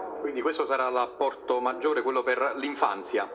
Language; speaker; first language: Italian; native; Italian